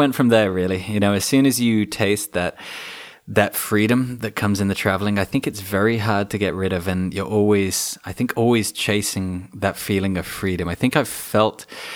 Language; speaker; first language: English; native; English